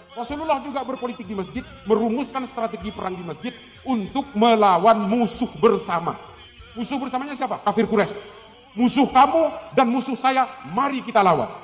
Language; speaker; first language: Indonesian; non-native, local second language; Madurese